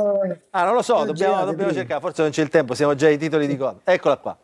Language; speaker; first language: Italian; native; Italian